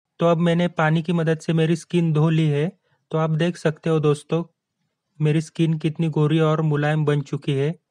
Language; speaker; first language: Hindi; native; Hindi